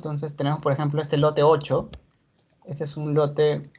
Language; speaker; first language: Spanish; native; Spanish